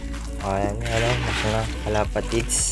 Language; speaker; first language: Filipino; native; Filipino